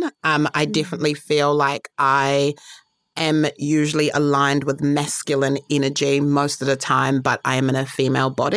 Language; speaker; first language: English; early bilingual, other home language; Shona